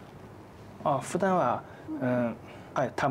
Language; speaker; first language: Japanese; non-native, learner; Chinese